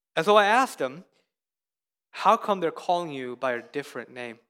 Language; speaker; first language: English; early bilingual, other home language; Hindi